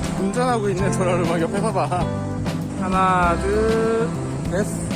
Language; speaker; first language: Korean; native; Korean